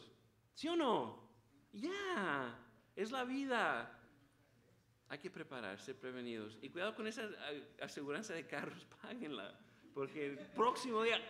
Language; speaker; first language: Spanish; early bilingual, heritage; Spanish